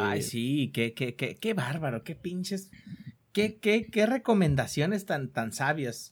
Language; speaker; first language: Spanish; native; Spanish